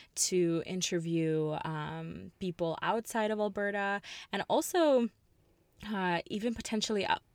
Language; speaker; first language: English; early bilingual, other home language; Russian